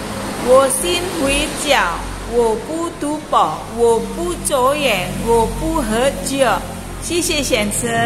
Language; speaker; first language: Chinese; non-native, learner; Indonesian